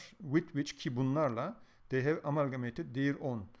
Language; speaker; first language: English; non-native, fluent; Turkish